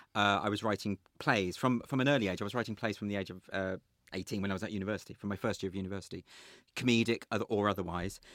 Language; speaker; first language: English; native; English